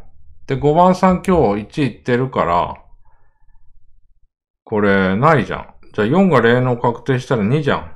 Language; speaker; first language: Japanese; native; Japanese